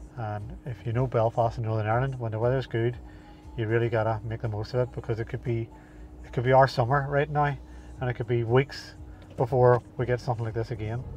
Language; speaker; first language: English; native; English